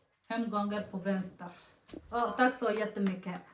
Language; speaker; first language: Swedish; non-native, local second language; Somali